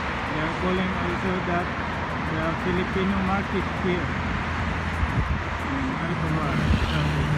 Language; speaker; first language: English; non-native, local second language; Filipino